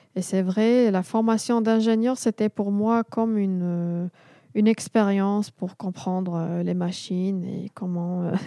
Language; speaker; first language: French; non-native, local second language; Arabic